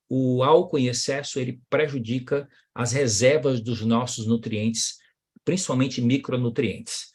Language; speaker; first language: Portuguese; native; Portuguese